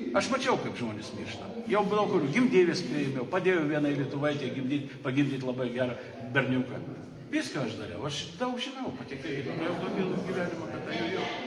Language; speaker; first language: Lithuanian; early bilingual, other home language; Russian